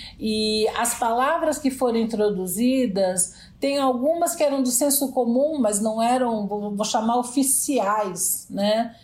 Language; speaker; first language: Portuguese; native; Portuguese